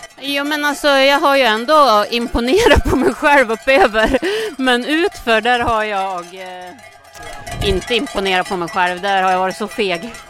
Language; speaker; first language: Swedish; native; Swedish